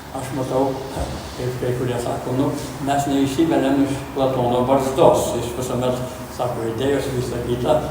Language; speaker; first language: Lithuanian; early bilingual, heritage; Lithuanian